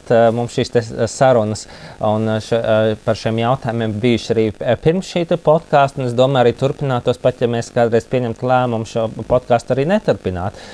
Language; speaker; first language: Latvian; native; Latvian